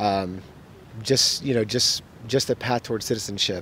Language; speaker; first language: English; native; English